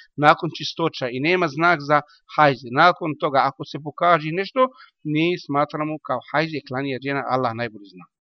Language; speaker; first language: Bosnian; non-native, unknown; Arabic